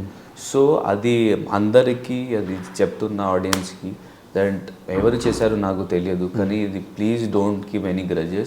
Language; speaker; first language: Telugu; non-native, local second language; Urdu